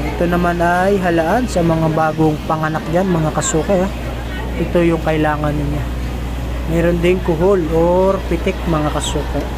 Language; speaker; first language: Filipino; native; Filipino